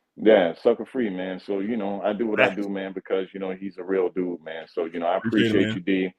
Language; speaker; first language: English; native; English